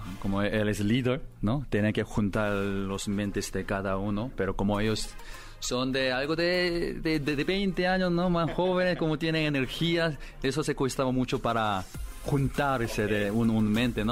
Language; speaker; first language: Spanish; non-native, learner; Korean